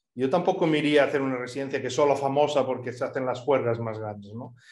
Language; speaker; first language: Spanish; native; Spanish